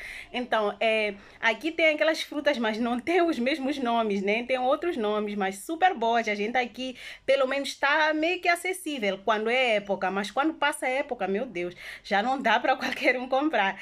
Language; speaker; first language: Portuguese; non-native, local second language; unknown